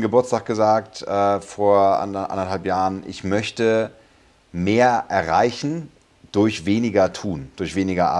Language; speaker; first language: German; native; German